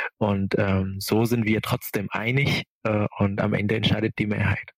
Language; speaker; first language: German; non-native, fluent; Arabic